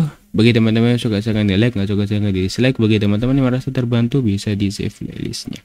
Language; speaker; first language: Indonesian; native; Indonesian